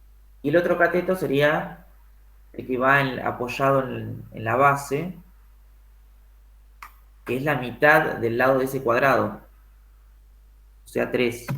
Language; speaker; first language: Spanish; native; Spanish